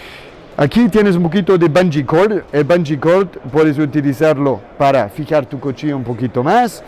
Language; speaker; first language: Spanish; non-native, learner; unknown